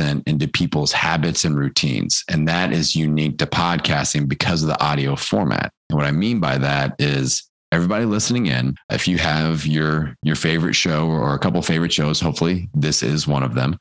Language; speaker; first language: English; native; English